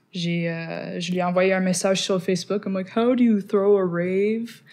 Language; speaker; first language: French; non-native, fluent; English